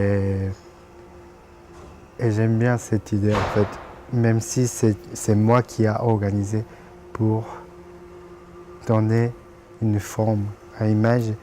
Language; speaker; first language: French; non-native, fluent; Japanese